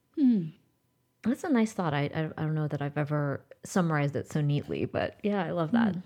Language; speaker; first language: English; native; English